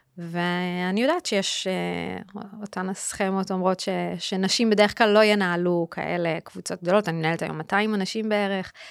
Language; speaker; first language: Hebrew; native; Hebrew